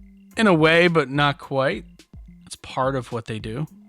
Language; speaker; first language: English; native; English